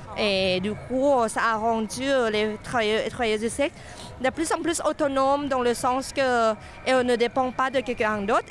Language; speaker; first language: French; non-native, fluent; Thai